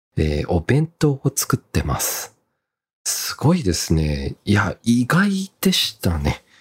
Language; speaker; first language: Japanese; early bilingual, heritage; Japanese